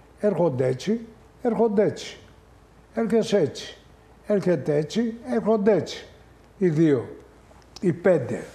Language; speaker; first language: Greek; native; Greek